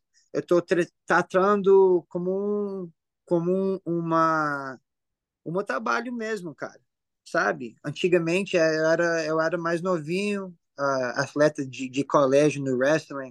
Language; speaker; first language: Portuguese; early bilingual, heritage; English